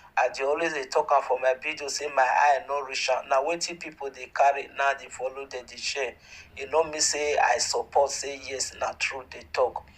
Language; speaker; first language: Nigerian Pidgin; native; Nigerian Pidgin